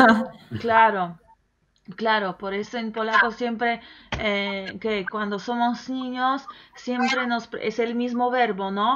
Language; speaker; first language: Spanish; non-native, fluent; Polish